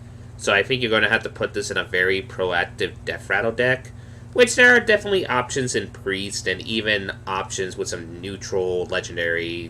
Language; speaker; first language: English; native; English